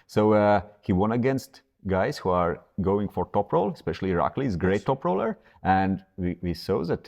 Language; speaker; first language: English; non-native, fluent; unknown